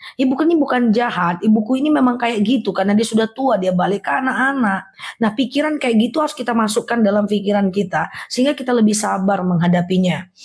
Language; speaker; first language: Indonesian; non-native, local second language; Minangkabau